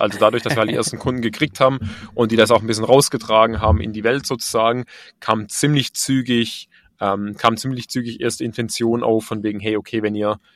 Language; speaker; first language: German; native; German